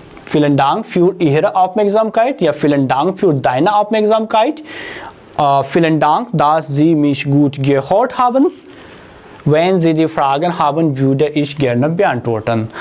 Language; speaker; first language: German; non-native, fluent; Hindi